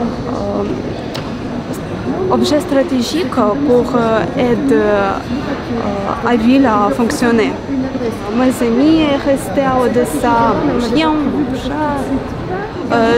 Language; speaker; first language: French; non-native, learner; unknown